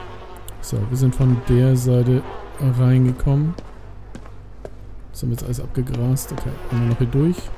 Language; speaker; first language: German; native; German